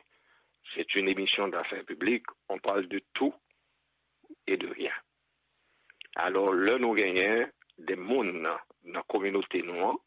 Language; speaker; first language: French; non-native, local second language; Haitian Creole